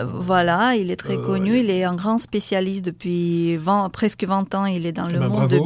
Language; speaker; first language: French; non-native, fluent; Russian